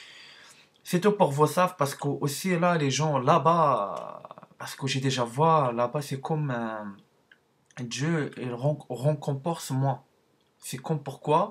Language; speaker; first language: French; non-native, learner; Arabic